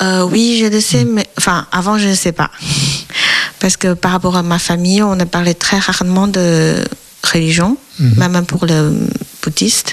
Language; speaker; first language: French; non-native, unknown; Chinese